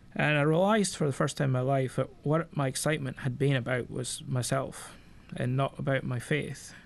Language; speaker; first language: English; native; English